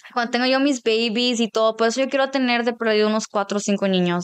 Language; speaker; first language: Spanish; early bilingual, heritage; Spanish